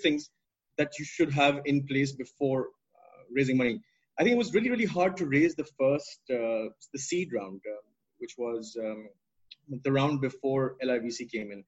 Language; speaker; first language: English; non-native, local second language; Urdu